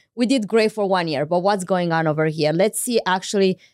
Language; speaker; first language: English; non-native, fluent; Romanian